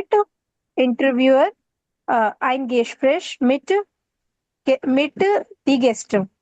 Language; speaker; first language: German; non-native, learner; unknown